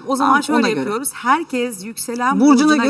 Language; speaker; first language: Turkish; native; Turkish